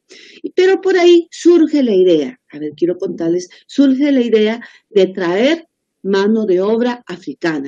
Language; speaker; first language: Spanish; native; Spanish